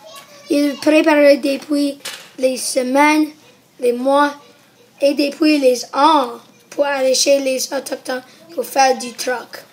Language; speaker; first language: French; non-native, learner; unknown